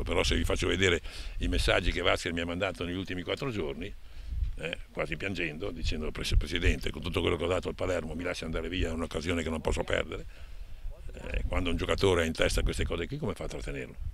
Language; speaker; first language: Italian; native; Italian